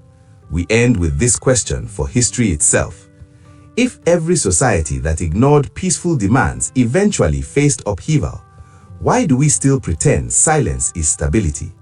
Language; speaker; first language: English; non-native, local second language; Igbo